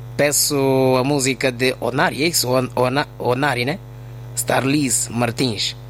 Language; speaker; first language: Portuguese; native; Portuguese